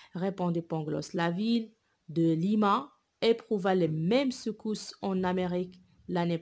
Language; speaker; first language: French; non-native, local second language; Arabic